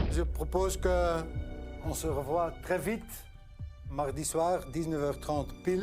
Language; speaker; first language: French; non-native, local second language; Dutch